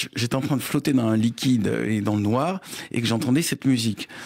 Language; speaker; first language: French; native; French